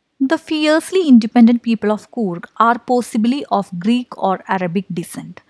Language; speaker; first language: English; non-native, local second language; Malayalam